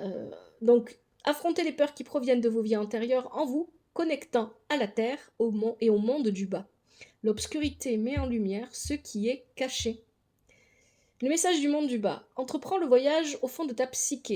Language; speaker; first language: French; native; French